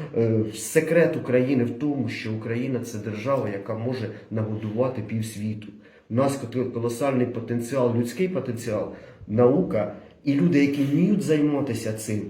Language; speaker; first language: Ukrainian; native; Ukrainian